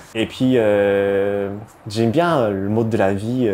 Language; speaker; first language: French; non-native, fluent; Japanese